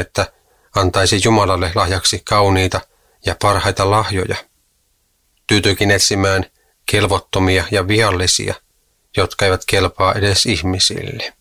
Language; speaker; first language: Finnish; native; Finnish